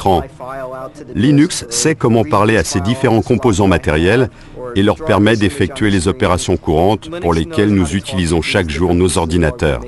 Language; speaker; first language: French; native; French